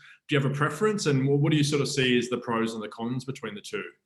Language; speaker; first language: English; native; English